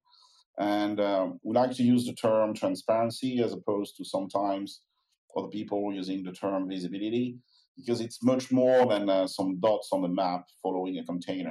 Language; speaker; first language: English; non-native, fluent; French